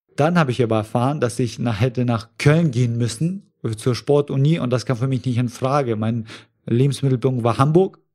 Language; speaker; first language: German; early bilingual, other home language; Russian